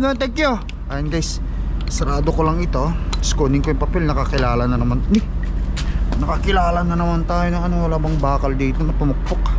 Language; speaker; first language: Filipino; non-native, local second language; Iloko